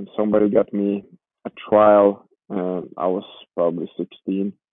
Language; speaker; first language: English; non-native, fluent; Georgian